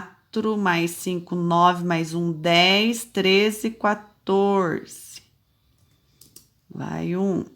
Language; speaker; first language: Portuguese; native; Portuguese